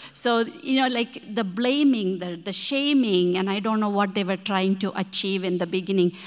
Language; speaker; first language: English; non-native, local second language; Malayalam